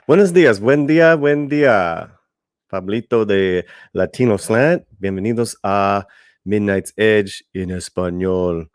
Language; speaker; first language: Spanish; early bilingual, heritage; English